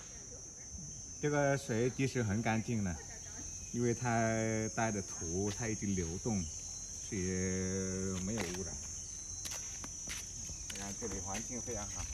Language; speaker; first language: Chinese; non-native, fluent; Vietnamese